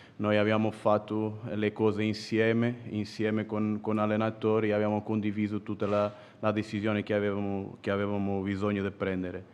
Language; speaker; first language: Italian; non-native, fluent; Portuguese